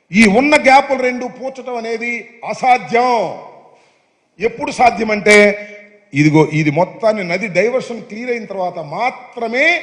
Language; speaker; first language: Telugu; native; Telugu